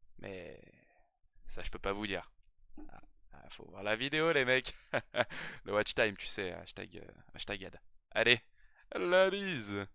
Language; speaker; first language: French; native; French